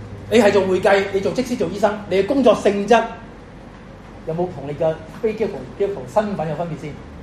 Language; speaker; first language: Cantonese; native; Cantonese